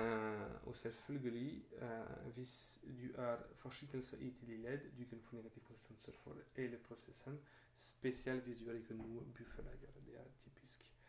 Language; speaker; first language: Norwegian; non-native, fluent; French